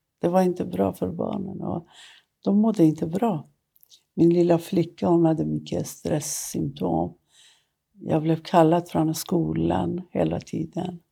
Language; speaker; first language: Swedish; non-native, fluent; Persian